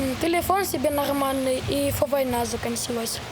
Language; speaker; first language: Ukrainian; non-native, local second language; Russian